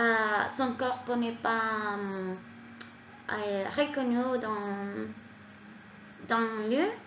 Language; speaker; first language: French; non-native, learner; Spanish